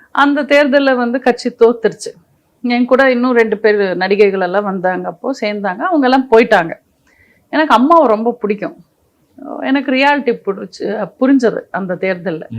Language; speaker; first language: Tamil; non-native, local second language; Telugu